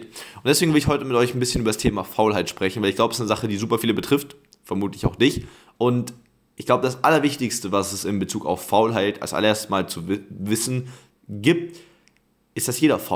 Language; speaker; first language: German; native; German